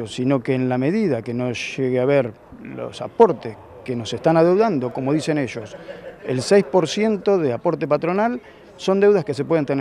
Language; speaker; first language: Spanish; native; Spanish